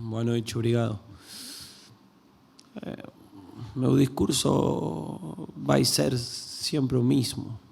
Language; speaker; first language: Portuguese; non-native, learner; Spanish